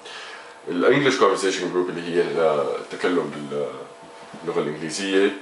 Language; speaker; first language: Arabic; native; Arabic